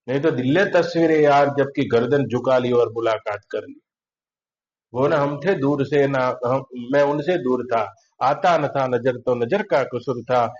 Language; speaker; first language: Hindi; non-native, local second language; Gujarati